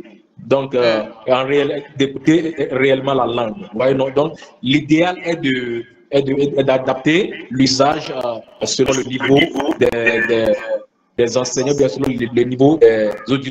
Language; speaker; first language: French; non-native, fluent; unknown